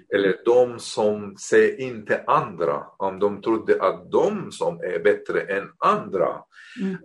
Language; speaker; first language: Swedish; non-native, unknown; Arabic